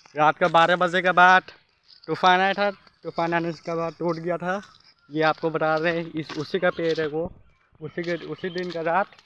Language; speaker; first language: Hindi; native; Hindi